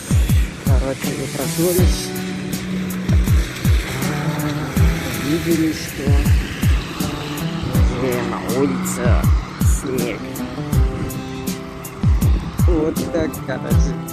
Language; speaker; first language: Russian; non-native, learner; Tajik